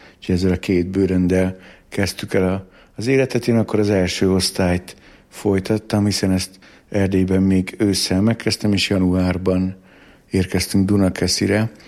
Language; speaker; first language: Hungarian; native; Hungarian